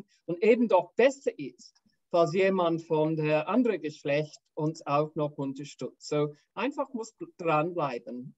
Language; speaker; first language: German; non-native, fluent; English